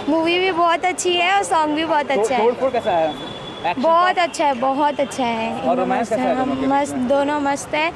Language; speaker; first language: Hindi; non-native, local second language; Telugu